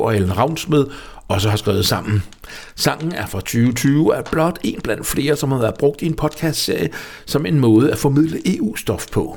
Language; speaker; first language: Danish; native; Danish